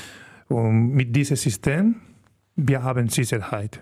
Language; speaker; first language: German; non-native, learner; Spanish